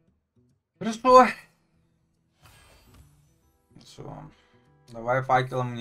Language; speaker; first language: Russian; native; Russian